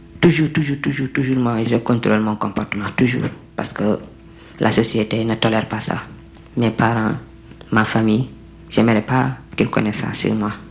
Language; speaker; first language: French; non-native, local second language; Wolof